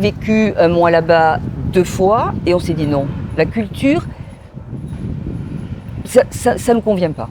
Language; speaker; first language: French; native; French